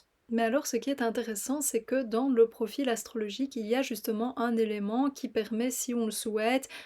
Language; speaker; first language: French; native; French